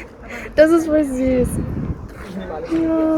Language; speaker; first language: German; early bilingual, other home language; Tibetan